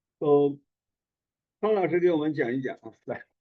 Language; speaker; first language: Chinese; native; Chinese